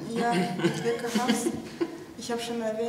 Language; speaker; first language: German; non-native, learner; Russian